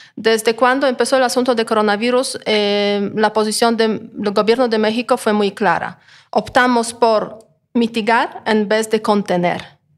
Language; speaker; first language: Spanish; non-native, fluent; Polish